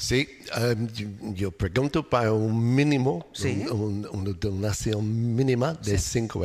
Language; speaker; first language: Spanish; non-native, learner; English